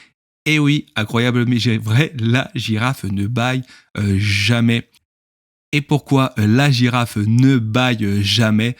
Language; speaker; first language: French; native; French